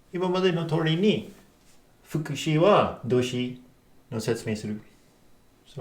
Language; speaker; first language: Japanese; non-native, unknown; English